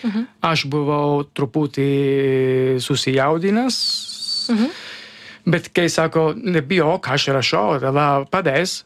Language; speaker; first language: Lithuanian; non-native, learner; Italian